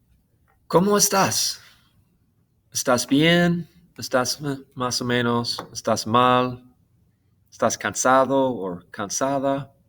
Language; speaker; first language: Spanish; non-native, fluent; English